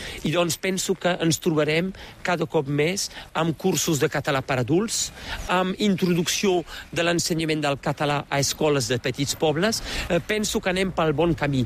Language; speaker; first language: Catalan; native; Catalan